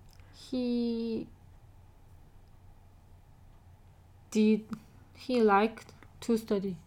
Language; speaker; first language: English; non-native, learner; Korean